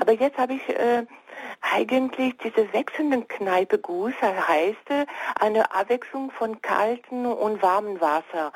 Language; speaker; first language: German; non-native, fluent; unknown